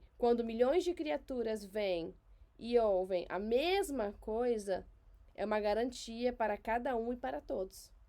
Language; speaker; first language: Portuguese; native; Portuguese